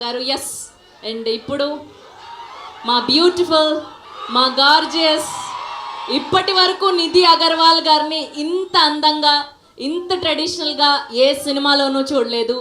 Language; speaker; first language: Telugu; native; Telugu